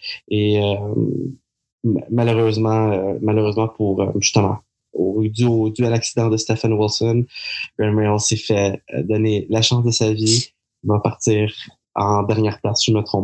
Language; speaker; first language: French; native; French